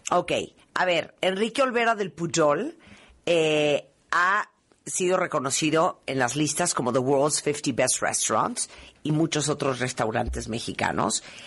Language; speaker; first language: Spanish; native; Spanish